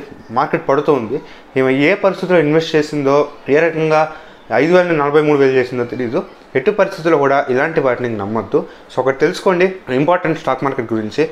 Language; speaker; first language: Telugu; native; Telugu